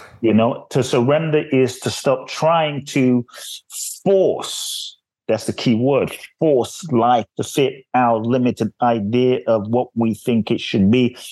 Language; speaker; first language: English; native; English